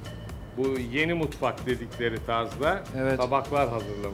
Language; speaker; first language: Turkish; native; Turkish